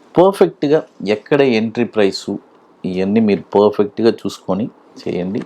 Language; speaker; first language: Telugu; native; Telugu